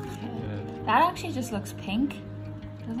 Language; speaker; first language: English; native; English